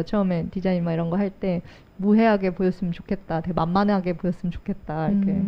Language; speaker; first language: Korean; native; Korean